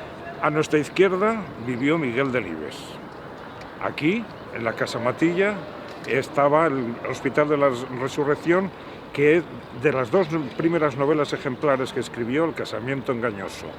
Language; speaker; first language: Spanish; native; Spanish